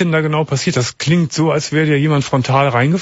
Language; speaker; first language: German; native; German